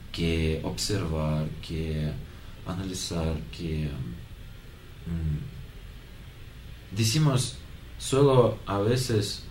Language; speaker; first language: Spanish; non-native, learner; Russian